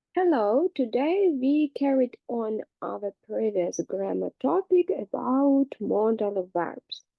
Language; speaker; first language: English; non-native, fluent; Ukrainian